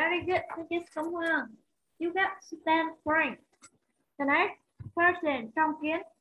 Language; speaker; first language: English; non-native, learner; Vietnamese